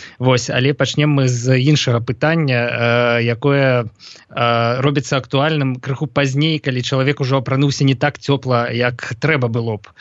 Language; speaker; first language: Belarusian; native; Belarusian